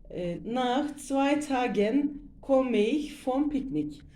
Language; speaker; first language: German; non-native, learner; Turkish